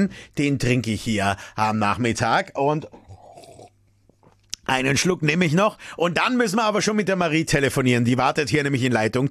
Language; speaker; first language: German; native; German